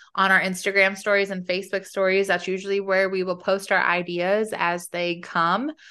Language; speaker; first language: English; native; English